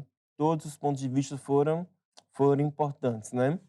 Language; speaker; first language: Portuguese; native; Portuguese